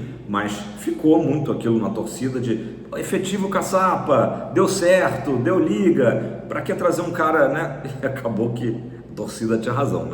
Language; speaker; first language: Portuguese; native; Portuguese